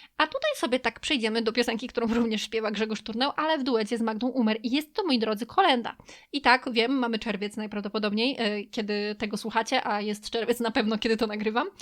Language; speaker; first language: Polish; native; Polish